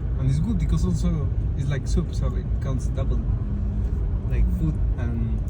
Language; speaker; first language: English; non-native, fluent; Spanish